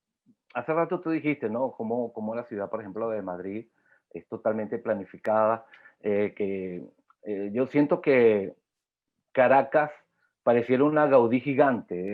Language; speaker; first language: Spanish; native; Spanish